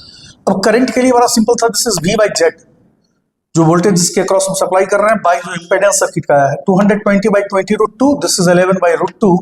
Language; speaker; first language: Hindi; native; Hindi